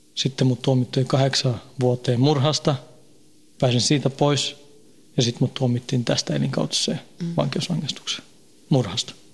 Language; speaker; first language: Finnish; early bilingual, heritage; Finnish